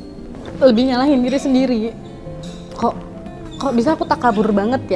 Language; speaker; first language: Indonesian; native; Indonesian